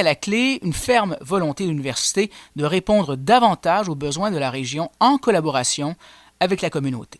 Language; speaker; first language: French; native; French